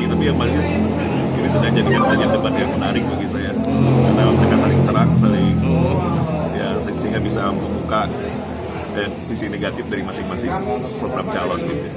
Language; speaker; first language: Indonesian; native; Indonesian